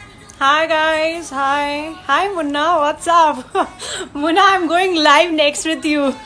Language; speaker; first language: English; non-native, local second language; Hindi